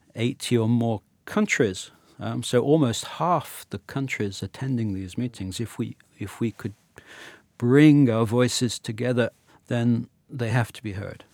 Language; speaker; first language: English; native; English